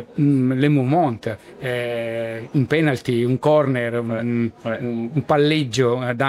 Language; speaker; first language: French; non-native, learner; Italian